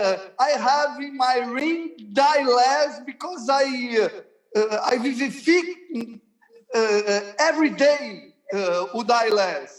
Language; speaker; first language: English; non-native, learner; Portuguese